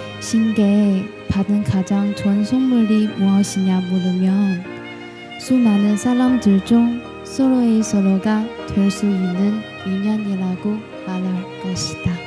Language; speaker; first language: Korean; non-native, fluent; Chinese